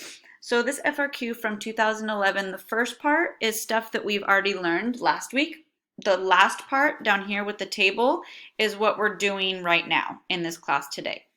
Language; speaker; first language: English; native; English